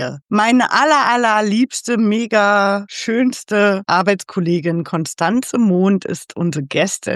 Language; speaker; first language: German; native; German